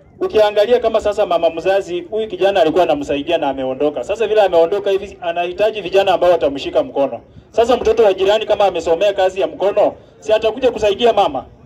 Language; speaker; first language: Swahili; non-native, local second language; Luyia